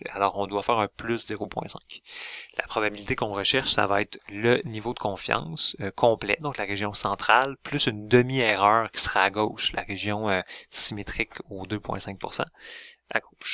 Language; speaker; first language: French; native; French